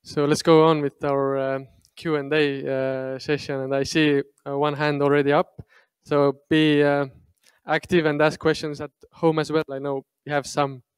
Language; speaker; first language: English; non-native, fluent; Estonian